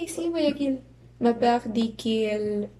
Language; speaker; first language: French; non-native, learner; Spanish